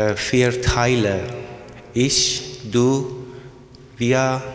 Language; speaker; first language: German; non-native, learner; Persian